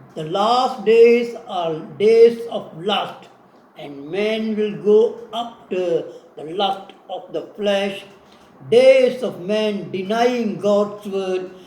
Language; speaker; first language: English; non-native, local second language; Tamil